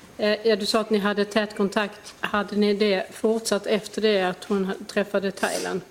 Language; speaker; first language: Swedish; native; Swedish